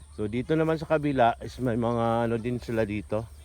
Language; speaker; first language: Filipino; non-native, local second language; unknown